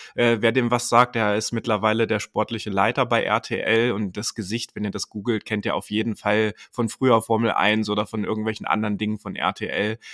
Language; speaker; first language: German; native; German